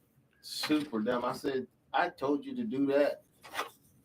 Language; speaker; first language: English; native; English